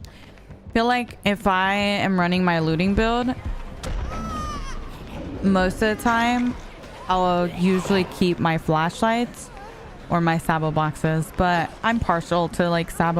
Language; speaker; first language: English; early bilingual, heritage; Spanish